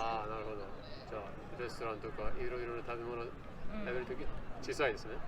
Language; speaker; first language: Japanese; non-native, learner; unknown